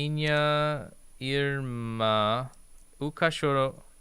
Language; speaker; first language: Portuguese; non-native, learner; English